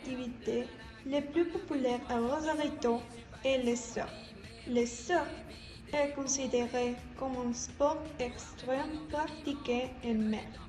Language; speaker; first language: French; non-native, learner; Spanish